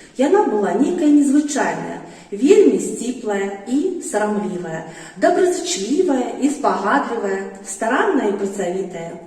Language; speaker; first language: Belarusian; native; Belarusian